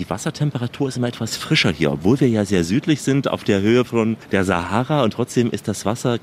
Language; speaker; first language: German; native; German